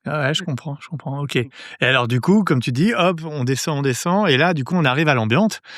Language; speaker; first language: French; native; French